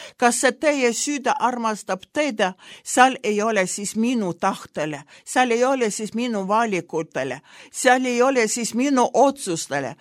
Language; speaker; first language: Estonian; non-native, local second language; Russian